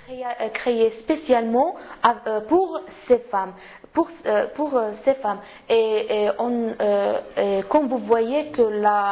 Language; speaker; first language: French; non-native, learner; Arabic